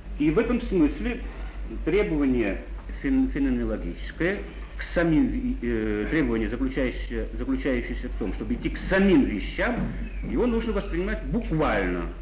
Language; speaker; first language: Russian; non-native, local second language; Georgian